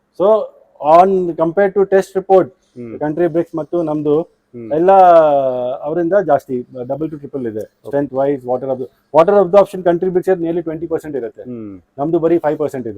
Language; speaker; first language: Kannada; non-native, local second language; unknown